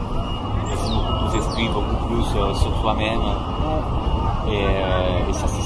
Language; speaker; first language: French; non-native, fluent; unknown